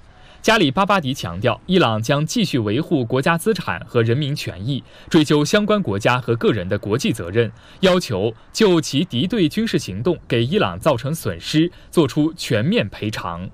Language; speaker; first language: Chinese; native; Chinese